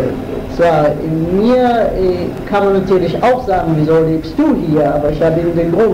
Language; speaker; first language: German; non-native, fluent; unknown